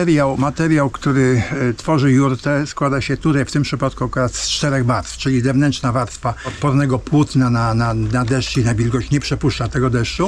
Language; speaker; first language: Polish; native; Polish